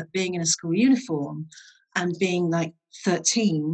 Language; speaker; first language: English; native; English